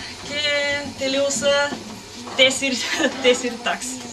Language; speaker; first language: Greek; non-native, learner; Bulgarian